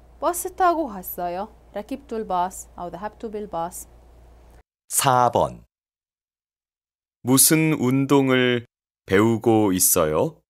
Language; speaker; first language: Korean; non-native, fluent; Arabic